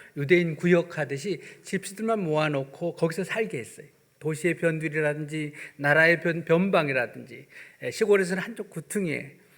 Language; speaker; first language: Korean; native; Korean